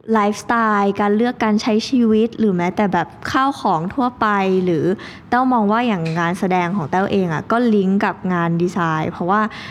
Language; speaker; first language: Thai; native; Thai